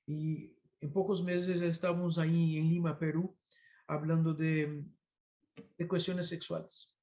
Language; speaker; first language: Spanish; non-native, fluent; Portuguese